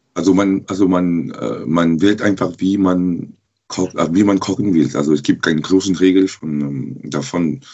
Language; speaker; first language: German; non-native, learner; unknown